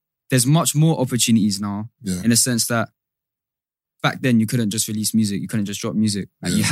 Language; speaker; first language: English; native; English